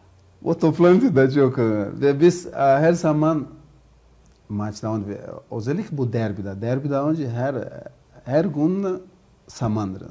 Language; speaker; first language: Turkish; non-native, learner; Portuguese